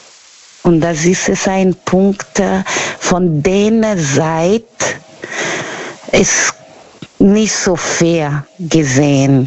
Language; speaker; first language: German; non-native, learner; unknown